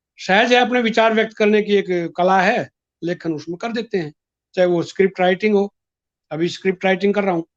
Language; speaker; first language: Hindi; native; Hindi